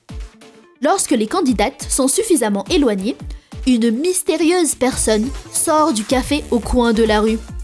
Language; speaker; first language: French; native; French